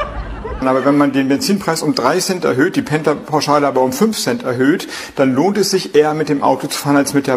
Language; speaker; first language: German; native; German